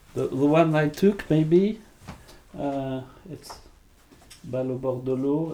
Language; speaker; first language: English; non-native, fluent; French